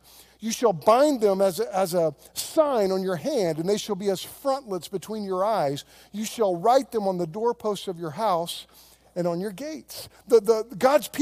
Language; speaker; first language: English; native; English